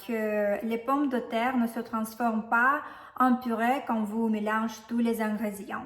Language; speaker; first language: French; non-native, fluent; Russian